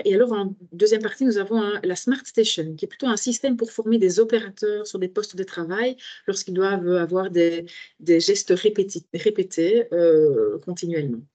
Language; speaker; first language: French; native; French